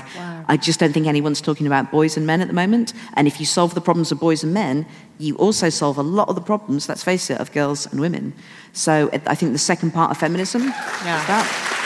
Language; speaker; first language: English; native; English